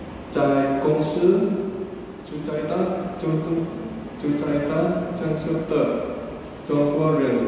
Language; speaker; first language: Chinese; non-native, learner; Indonesian